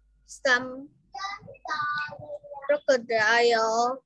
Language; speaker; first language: English; non-native, learner; Vietnamese